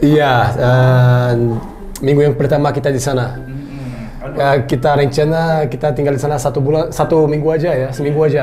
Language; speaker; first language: Indonesian; non-native, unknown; Portuguese